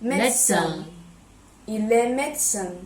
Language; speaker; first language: French; non-native, learner; Chinese